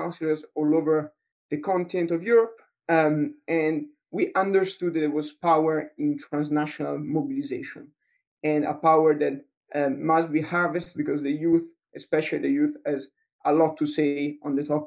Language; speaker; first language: English; non-native, fluent; Italian